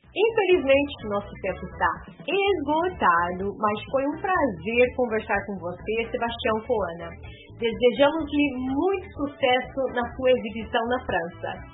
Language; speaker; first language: Portuguese; native; Portuguese